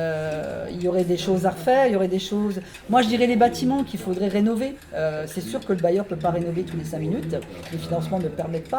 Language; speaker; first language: French; native; French